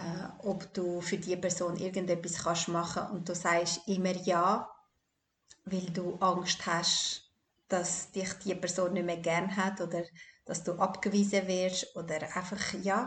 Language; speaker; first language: German; early bilingual, other home language; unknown